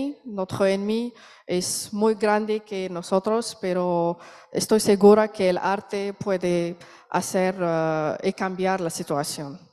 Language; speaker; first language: Spanish; non-native, learner; Arabic